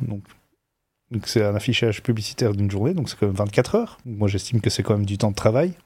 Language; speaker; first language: French; native; French